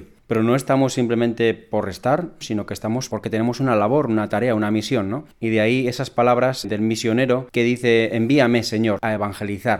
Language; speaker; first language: Spanish; native; Spanish